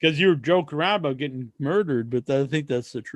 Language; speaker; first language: English; native; English